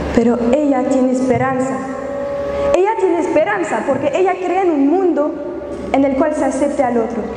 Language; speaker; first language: Spanish; non-native, fluent; French